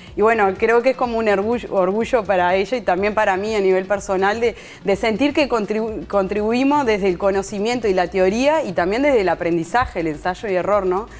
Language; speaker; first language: Spanish; native; Spanish